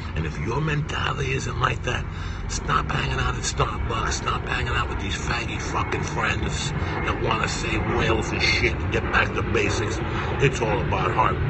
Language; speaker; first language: English; early bilingual, other home language; Spanish